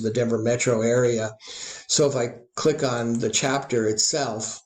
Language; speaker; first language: English; native; English